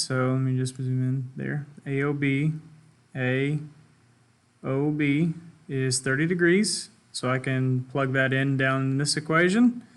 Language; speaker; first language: English; native; English